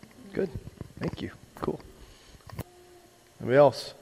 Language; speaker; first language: English; native; English